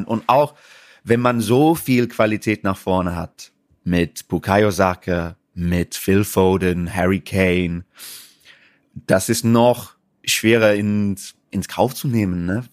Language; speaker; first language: German; non-native, fluent; English